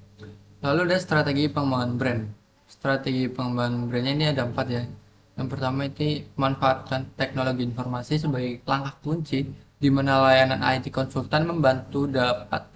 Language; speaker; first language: Indonesian; native; Indonesian